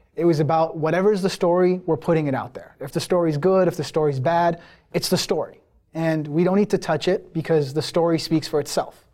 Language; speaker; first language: English; early bilingual, other home language; Persian